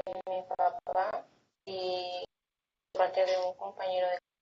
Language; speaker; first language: Spanish; native; Spanish